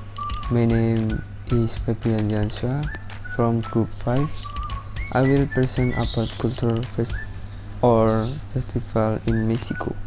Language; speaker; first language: English; non-native, learner; Indonesian